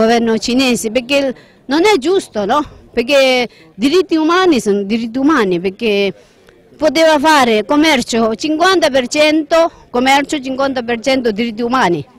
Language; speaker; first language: Italian; non-native, learner; Tibetan